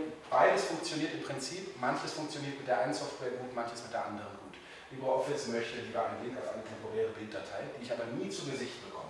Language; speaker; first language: German; native; German